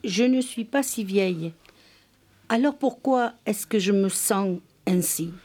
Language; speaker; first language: French; non-native, fluent; Arabic